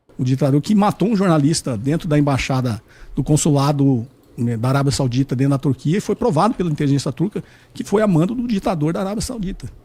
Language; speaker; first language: Portuguese; native; Portuguese